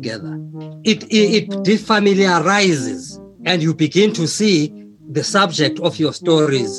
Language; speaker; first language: English; non-native, local second language; Xhosa